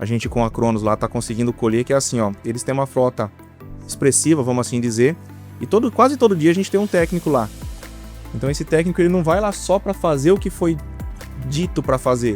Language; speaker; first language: Portuguese; native; Portuguese